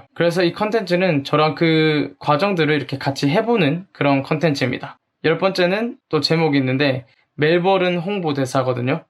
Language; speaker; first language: Korean; native; Korean